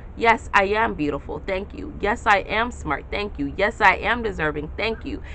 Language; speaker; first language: English; native; English